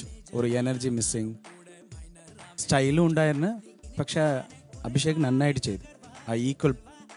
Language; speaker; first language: Malayalam; non-native, learner; Tamil